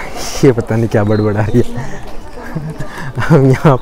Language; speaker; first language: Russian; non-native, learner; Hindi